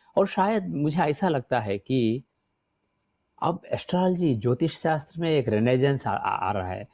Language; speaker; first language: Hindi; non-native, local second language; Telugu